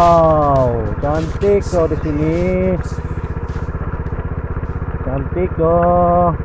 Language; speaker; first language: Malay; non-native, local second language; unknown